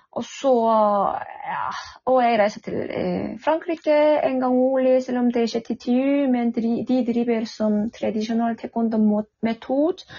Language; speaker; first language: Norwegian; non-native, fluent; Korean